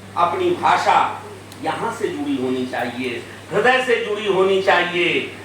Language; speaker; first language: Hindi; native; Hindi